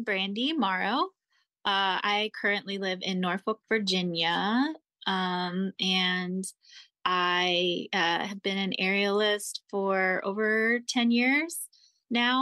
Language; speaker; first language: English; native; English